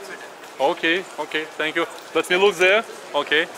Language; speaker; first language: English; non-native, fluent; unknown